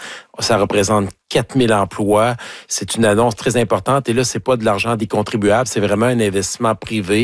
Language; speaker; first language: French; native; French